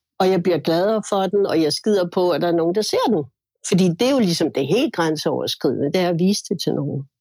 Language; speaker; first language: Danish; native; Danish